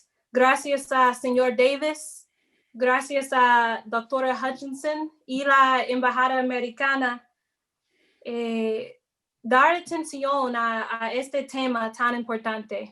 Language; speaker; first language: Spanish; non-native, fluent; English